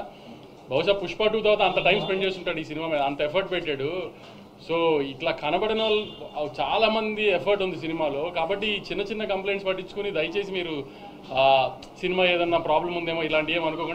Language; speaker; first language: Telugu; native; Telugu